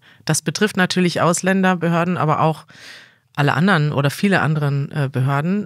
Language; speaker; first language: German; native; German